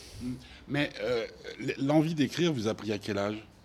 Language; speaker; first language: French; native; French